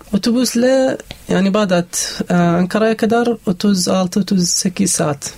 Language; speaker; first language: Turkish; non-native, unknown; Arabic